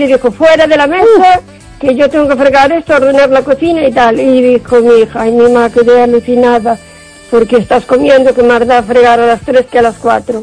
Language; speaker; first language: Spanish; native; Spanish